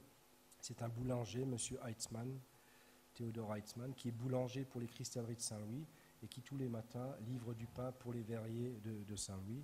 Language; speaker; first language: French; native; French